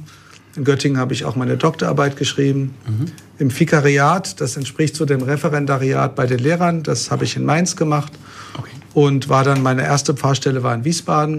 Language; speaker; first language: German; native; German